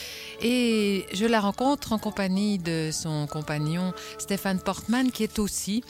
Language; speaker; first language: French; native; French